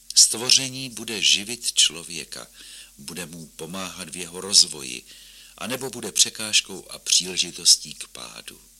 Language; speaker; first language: Czech; native; Czech